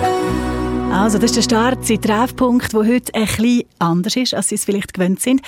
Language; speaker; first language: German; native; German